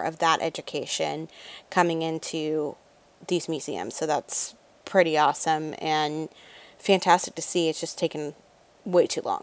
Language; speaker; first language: English; native; English